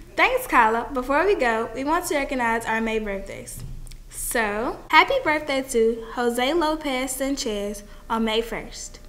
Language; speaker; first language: English; native; English